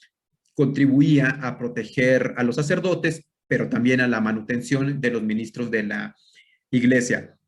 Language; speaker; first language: Spanish; native; Spanish